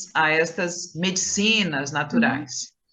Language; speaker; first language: Spanish; non-native, learner; Portuguese